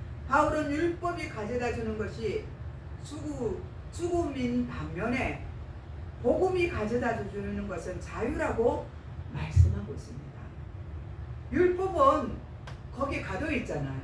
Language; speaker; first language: Korean; native; Korean